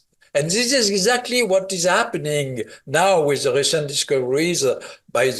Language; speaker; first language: English; non-native, fluent; French